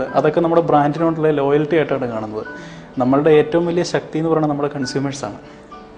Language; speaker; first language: Malayalam; native; Malayalam